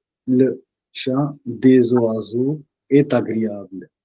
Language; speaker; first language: French; non-native, fluent; Punjabi